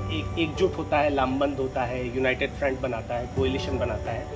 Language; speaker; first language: Hindi; native; Hindi